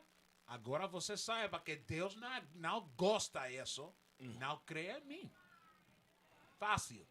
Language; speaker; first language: Portuguese; non-native, learner; Spanish